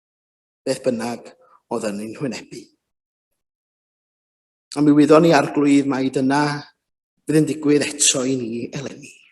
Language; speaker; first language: Welsh; native; Welsh